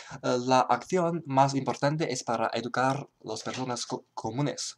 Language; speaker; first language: Spanish; non-native, learner; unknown